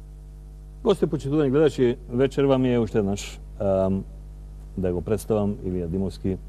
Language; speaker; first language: Macedonian; native; Macedonian